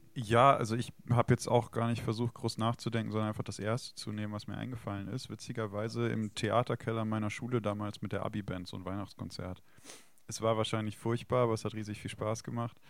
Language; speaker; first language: German; native; German